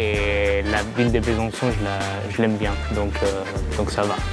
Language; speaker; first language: French; non-native, fluent; Italian